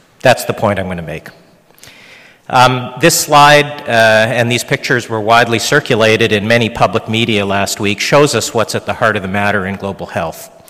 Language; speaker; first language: English; early bilingual, other home language; Hungarian